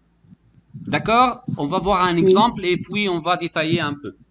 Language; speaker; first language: French; non-native, fluent; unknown